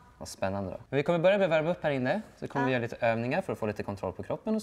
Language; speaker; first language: Swedish; native; Swedish